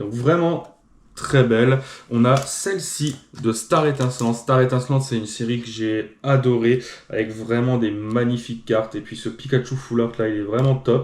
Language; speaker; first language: French; native; French